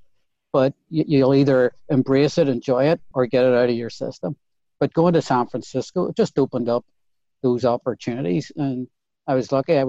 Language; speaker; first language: English; native; English